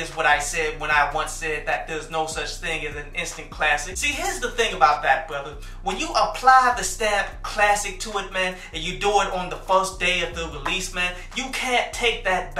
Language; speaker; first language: English; native; English